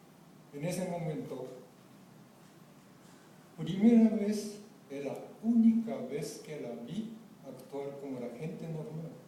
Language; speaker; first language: Spanish; non-native, fluent; Japanese